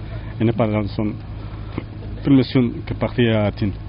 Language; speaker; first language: French; non-native, learner; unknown